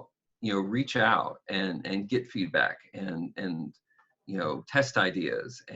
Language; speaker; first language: English; native; English